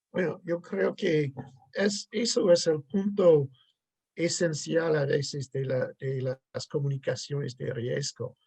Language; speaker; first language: Spanish; non-native, fluent; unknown